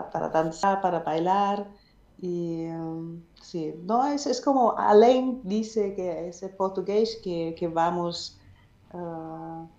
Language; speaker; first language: Spanish; non-native, fluent; German